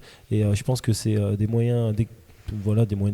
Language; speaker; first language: French; native; French